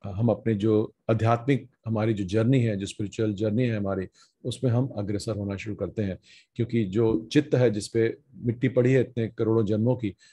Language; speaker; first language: Hindi; native; Hindi